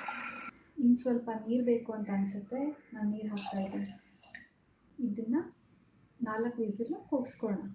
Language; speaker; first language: Kannada; native; Kannada